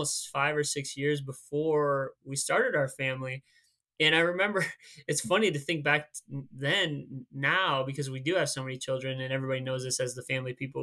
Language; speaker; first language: English; native; English